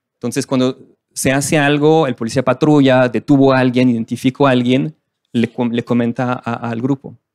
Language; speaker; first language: Spanish; non-native, fluent; French